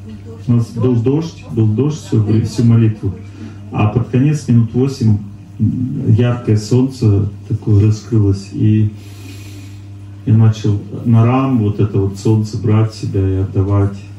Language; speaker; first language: Russian; native; Russian